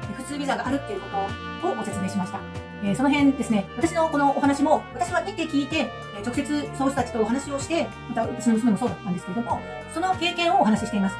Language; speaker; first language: Japanese; native; Japanese